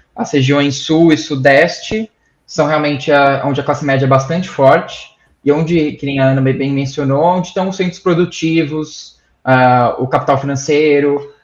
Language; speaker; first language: Portuguese; native; Portuguese